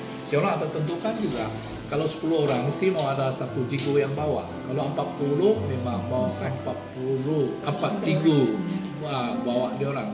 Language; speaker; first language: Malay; non-native, local second language; Hakka Chinese